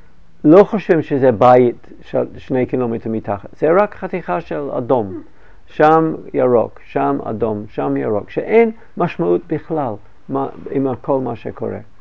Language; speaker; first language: Hebrew; non-native, fluent; English